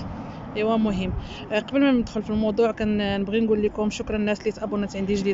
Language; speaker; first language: Arabic; native; Arabic